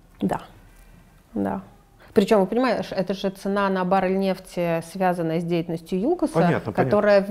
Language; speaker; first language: Russian; native; Russian